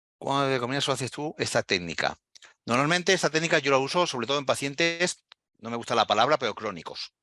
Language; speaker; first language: Spanish; native; Spanish